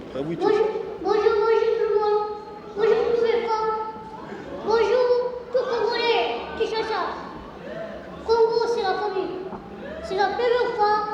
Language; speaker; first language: French; non-native, learner; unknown